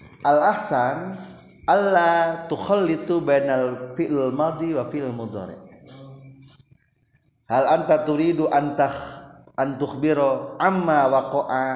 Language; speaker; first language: Arabic; non-native, fluent; Indonesian